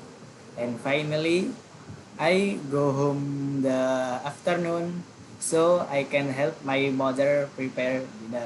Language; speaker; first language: English; non-native, learner; Indonesian